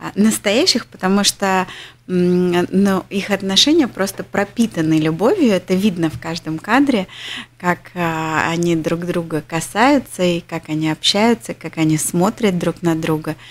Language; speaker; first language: Russian; native; Russian